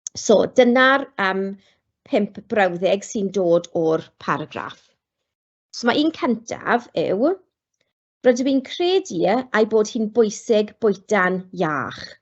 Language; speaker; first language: Welsh; non-native, local second language; English